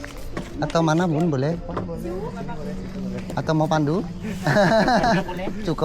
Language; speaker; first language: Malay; non-native, local second language; Indonesian